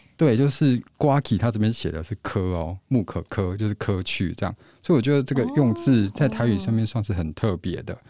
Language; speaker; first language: Chinese; native; Chinese